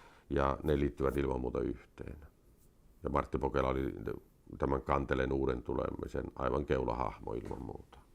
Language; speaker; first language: Finnish; native; Finnish